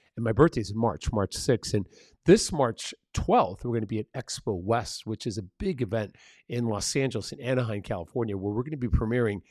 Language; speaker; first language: English; early bilingual, other home language; Spanish